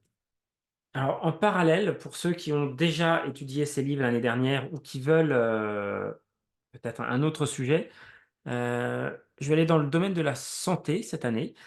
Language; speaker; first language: French; native; French